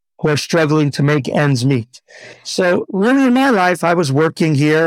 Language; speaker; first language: English; native; English